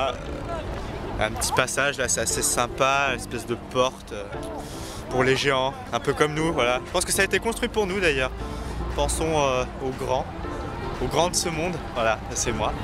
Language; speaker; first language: French; native; French